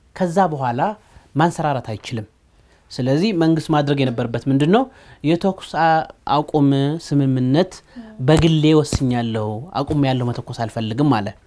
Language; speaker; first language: Amharic; non-native, local second language; Tigrinya